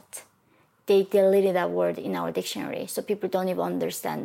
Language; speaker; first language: English; non-native, fluent; Korean